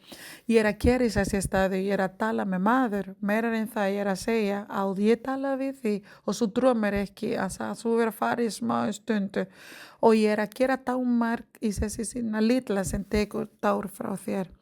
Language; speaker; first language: Icelandic; non-native, learner; Spanish